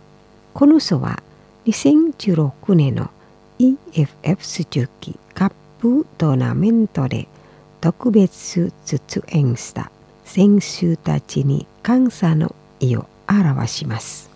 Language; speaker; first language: Japanese; non-native, fluent; Indonesian